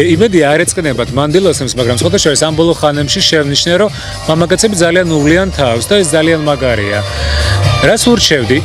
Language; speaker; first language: Georgian; early bilingual, heritage; Georgian